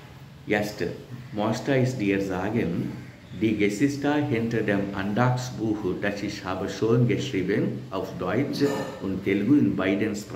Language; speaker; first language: German; non-native, learner; Telugu